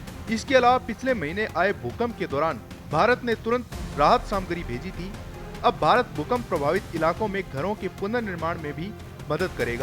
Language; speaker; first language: Hindi; native; Hindi